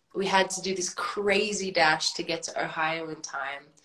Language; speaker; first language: English; native; English